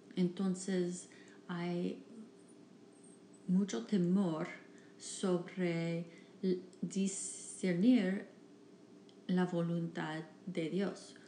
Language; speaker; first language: Spanish; non-native, fluent; English